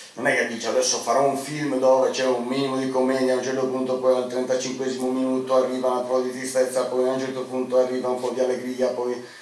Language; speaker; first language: Italian; native; Italian